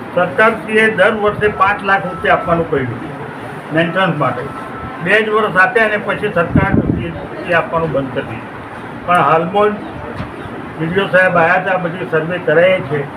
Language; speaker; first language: Gujarati; native; Gujarati